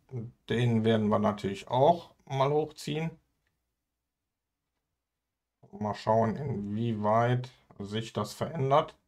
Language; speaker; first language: German; native; German